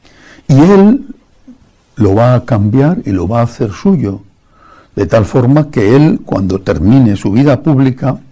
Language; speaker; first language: Spanish; native; Spanish